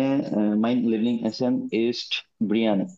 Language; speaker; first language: German; non-native, learner; Bangla